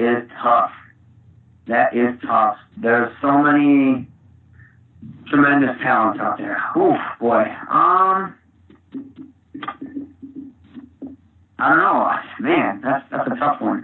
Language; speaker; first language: English; native; English